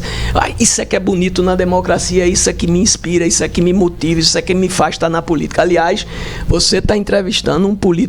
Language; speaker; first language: Portuguese; native; Portuguese